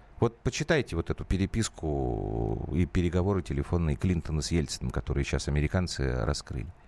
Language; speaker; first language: Russian; native; Russian